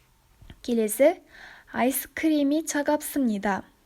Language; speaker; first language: Korean; non-native, fluent; Kazakh